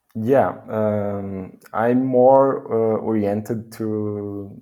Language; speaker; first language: English; non-native, fluent; Portuguese